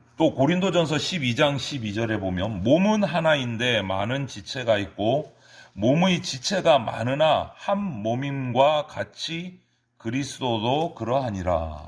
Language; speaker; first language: Korean; native; Korean